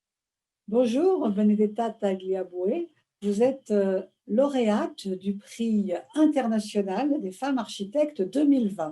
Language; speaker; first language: French; native; French